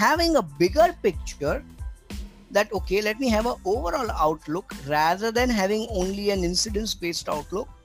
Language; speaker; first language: English; non-native, local second language; Hindi